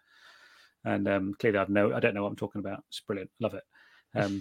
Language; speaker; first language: English; native; English